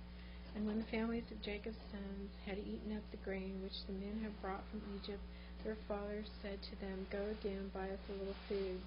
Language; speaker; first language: English; native; English